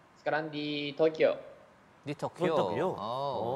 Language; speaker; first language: Indonesian; non-native, learner; Japanese